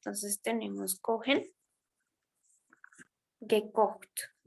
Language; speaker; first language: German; non-native, fluent; Spanish